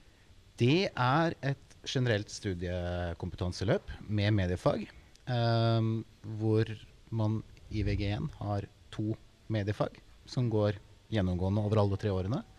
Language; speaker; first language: Norwegian; native; Norwegian